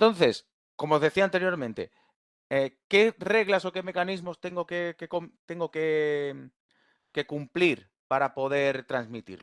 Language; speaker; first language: Spanish; native; Spanish